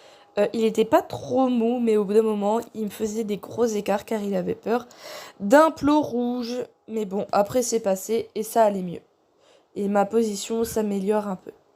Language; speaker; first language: French; native; French